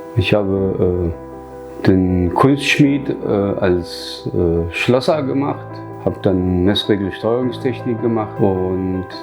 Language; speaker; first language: German; early bilingual, other home language; Slovenian